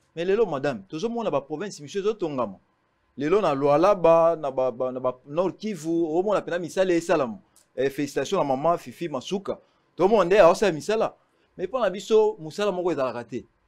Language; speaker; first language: Lingala; native; Lingala